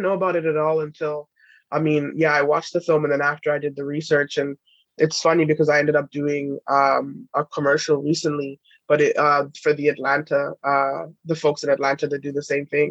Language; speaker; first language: English; native; English